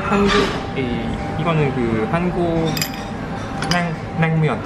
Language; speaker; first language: Korean; non-native, learner; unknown